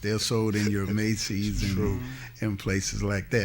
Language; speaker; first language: English; native; English